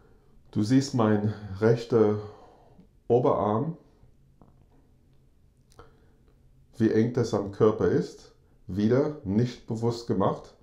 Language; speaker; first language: German; non-native, fluent; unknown